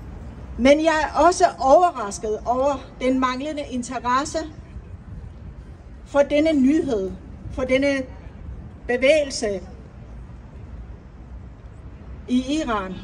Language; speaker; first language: Danish; non-native, fluent; Persian